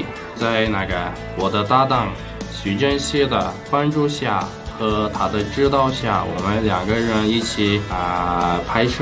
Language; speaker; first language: Chinese; non-native, fluent; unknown